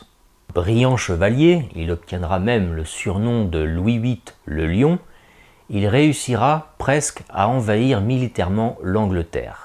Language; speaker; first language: French; native; French